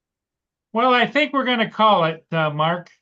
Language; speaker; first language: English; native; English